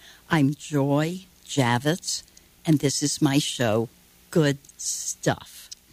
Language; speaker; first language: English; native; English